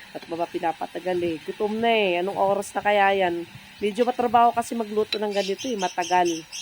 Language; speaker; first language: Filipino; non-native, local second language; Cebuano